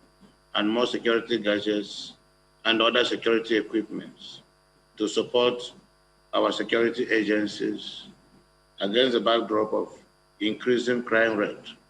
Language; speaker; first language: English; non-native, local second language; Igbo